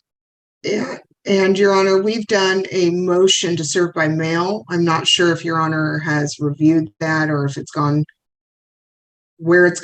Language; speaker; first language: English; native; English